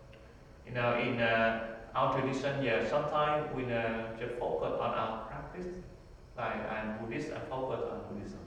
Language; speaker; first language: English; non-native, learner; Vietnamese